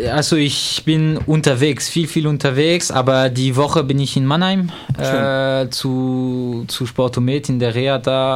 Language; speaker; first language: German; non-native, fluent; French